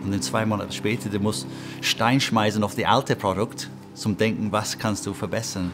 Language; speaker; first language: German; non-native, fluent; English